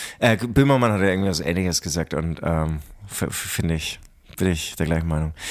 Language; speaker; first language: German; native; German